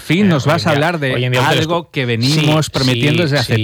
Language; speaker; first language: Spanish; native; Spanish